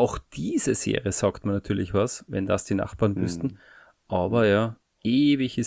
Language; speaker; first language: German; native; German